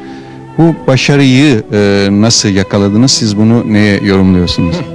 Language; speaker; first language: Turkish; native; Turkish